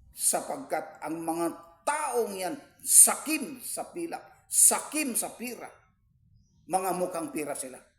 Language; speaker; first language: Filipino; non-native, local second language; Cebuano